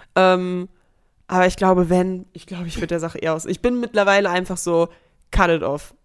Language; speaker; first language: German; native; German